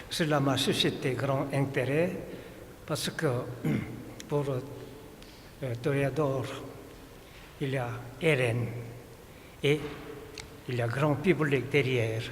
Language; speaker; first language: French; non-native, fluent; Korean